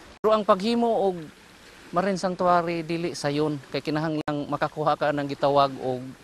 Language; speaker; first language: Cebuano; native; Cebuano